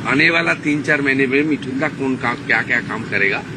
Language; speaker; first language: Hindi; non-native, local second language; Bangla